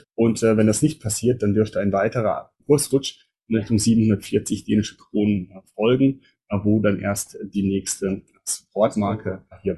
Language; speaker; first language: German; native; German